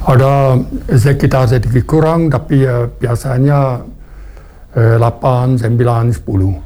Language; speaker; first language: Indonesian; non-native, fluent; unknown